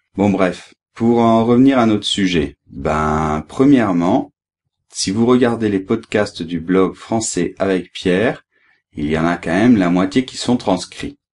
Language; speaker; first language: French; native; French